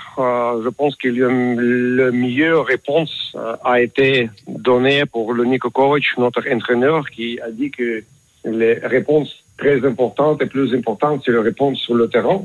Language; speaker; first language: French; non-native, learner; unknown